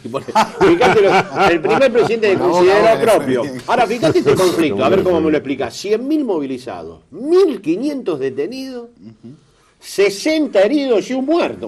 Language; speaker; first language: Spanish; native; Spanish